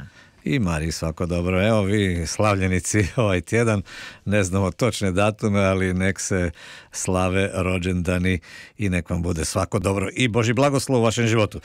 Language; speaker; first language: Croatian; native; Croatian